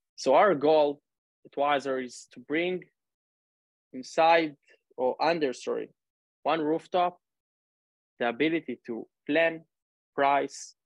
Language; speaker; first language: English; non-native, fluent; Hebrew